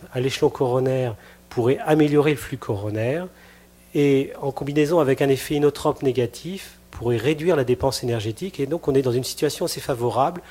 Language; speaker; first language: French; native; French